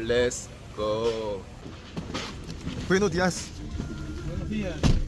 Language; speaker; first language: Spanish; non-native, learner; Korean